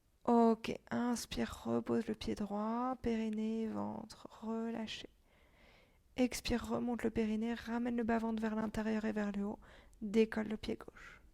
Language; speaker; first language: French; native; French